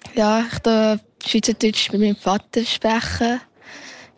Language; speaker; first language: German; early bilingual, heritage; German